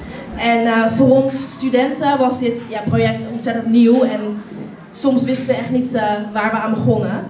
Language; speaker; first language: Dutch; native; Dutch